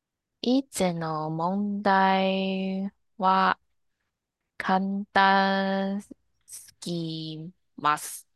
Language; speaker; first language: Japanese; non-native, learner; Chinese